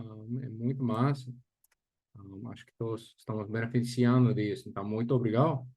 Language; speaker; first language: Portuguese; non-native, fluent; English